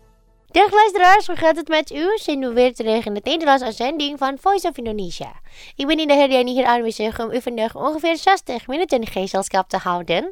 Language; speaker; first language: Dutch; non-native, fluent; Indonesian